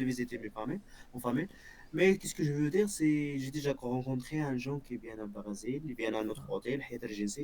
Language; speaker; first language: French; non-native, local second language; Berber languages